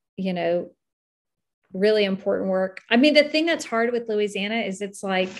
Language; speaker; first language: English; native; English